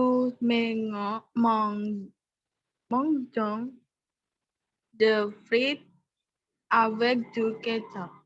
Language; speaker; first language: French; non-native, learner; Indonesian